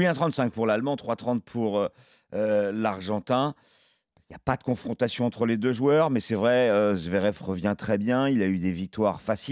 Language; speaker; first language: French; native; French